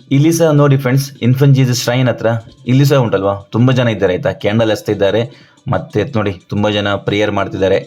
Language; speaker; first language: Kannada; non-native, local second language; Konkani